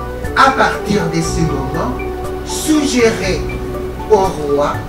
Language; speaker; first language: French; non-native, fluent; Spanish